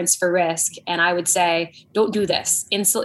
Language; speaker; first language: English; native; English